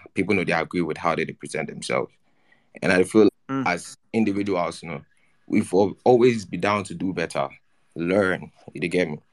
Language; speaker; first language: English; non-native, local second language; Akan